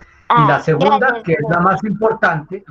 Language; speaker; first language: Spanish; native; Spanish